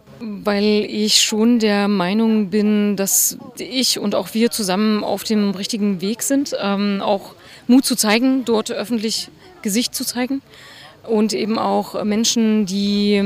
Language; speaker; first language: German; native; German